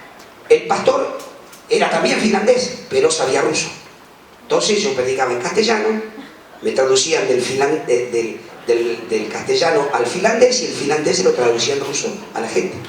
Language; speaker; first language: Spanish; native; Spanish